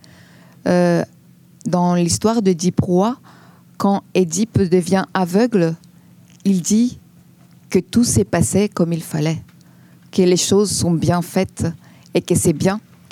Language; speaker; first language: French; non-native, fluent; Greek